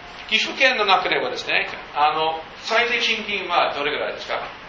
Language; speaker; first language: Japanese; non-native, fluent; English